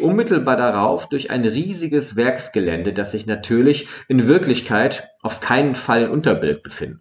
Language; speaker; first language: German; native; German